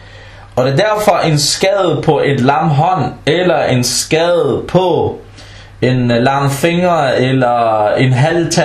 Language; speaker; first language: Danish; early bilingual, other home language; Arabic